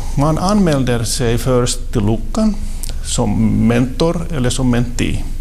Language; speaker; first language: Swedish; non-native, local second language; Finnish